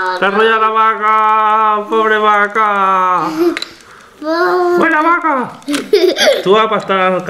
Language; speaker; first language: Spanish; native; Spanish